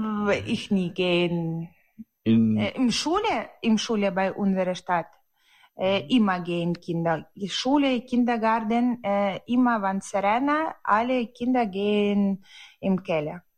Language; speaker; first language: German; non-native, learner; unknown